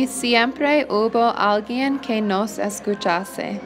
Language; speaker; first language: Spanish; non-native, fluent; English